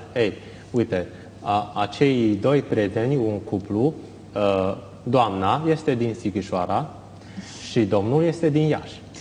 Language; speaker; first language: Romanian; non-native, fluent; Chinese